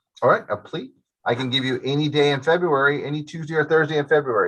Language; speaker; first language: English; native; English